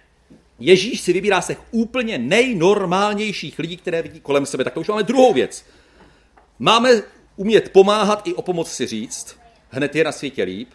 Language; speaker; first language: Czech; native; Czech